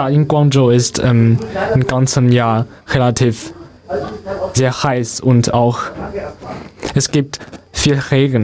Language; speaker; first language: German; non-native, learner; Chinese